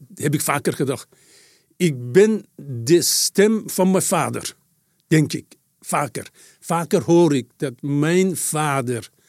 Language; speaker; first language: Dutch; non-native, fluent; Persian